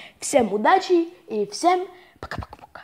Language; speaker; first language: Russian; non-native, fluent; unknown